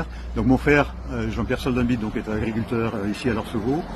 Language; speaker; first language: French; native; French